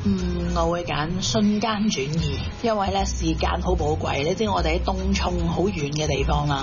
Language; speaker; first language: Chinese; native; Chinese